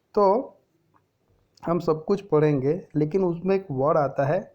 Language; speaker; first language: Hindi; non-native, local second language; Gujarati